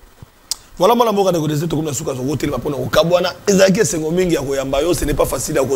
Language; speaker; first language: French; non-native, local second language; Lingala